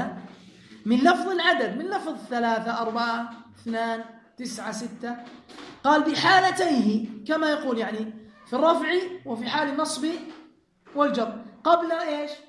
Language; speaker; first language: Arabic; native; Arabic